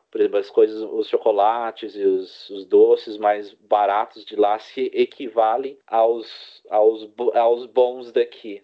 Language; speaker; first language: Portuguese; early bilingual, heritage; Portuguese